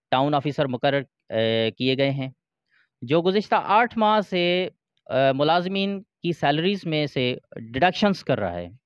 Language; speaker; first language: Urdu; non-native, local second language; Sindhi